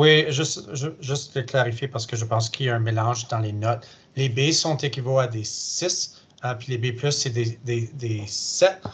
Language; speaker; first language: French; native; French